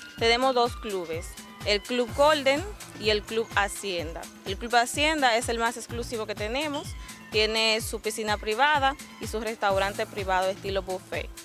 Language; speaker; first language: Spanish; native; Spanish